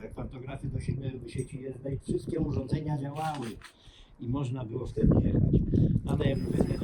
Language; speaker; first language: Polish; native; Polish